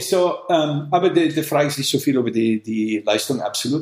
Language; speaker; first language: German; non-native, fluent; English